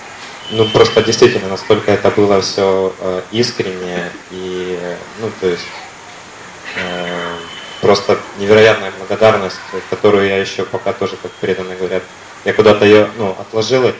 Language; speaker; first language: Russian; native; Russian